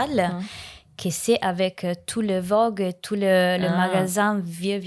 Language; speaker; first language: French; non-native, learner; Italian